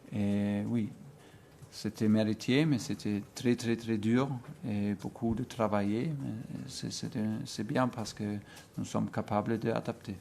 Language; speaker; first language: French; non-native, fluent; German